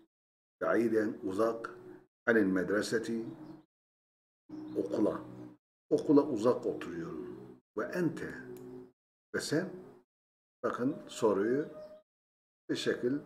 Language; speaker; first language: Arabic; non-native, fluent; Turkish